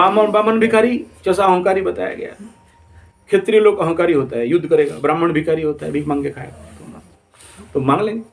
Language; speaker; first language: Hindi; non-native, local second language; Odia